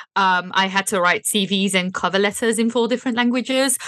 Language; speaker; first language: English; non-native, fluent; Dutch